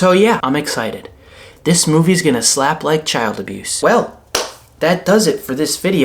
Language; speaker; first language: English; native; English